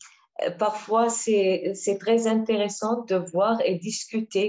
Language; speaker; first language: French; non-native, learner; Arabic